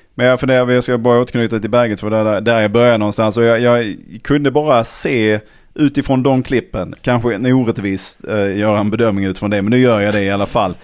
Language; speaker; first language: Swedish; native; Swedish